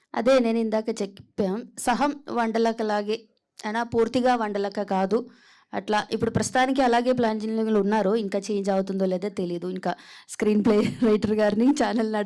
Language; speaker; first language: Telugu; non-native, learner; Malayalam